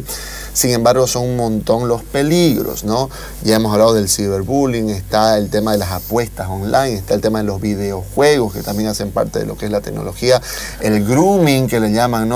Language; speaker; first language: Spanish; native; Spanish